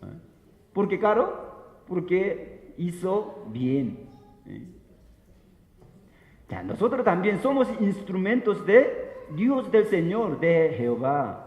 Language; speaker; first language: Spanish; non-native, fluent; Korean